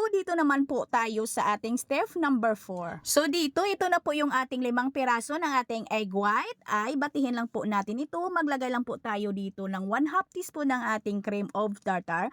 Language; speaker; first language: Filipino; non-native, local second language; Cebuano